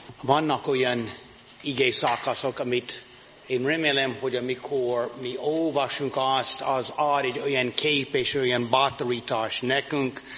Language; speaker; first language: Hungarian; non-native, learner; English